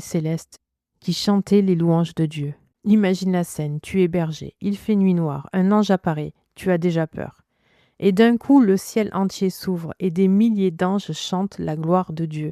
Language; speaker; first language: French; native; French